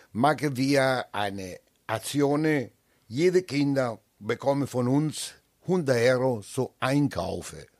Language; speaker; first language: German; non-native, learner; Italian